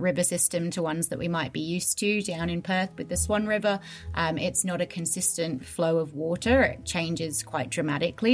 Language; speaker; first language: English; native; English